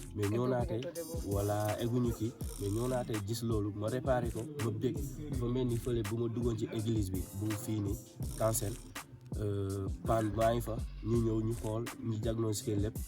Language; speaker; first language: Wolof; non-native, local second language; Jola-Fonyi